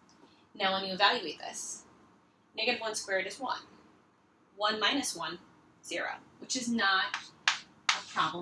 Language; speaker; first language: English; native; English